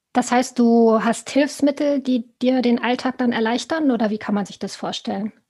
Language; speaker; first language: German; native; German